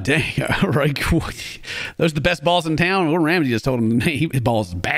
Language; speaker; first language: English; native; English